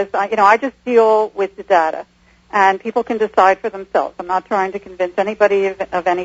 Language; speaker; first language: English; native; English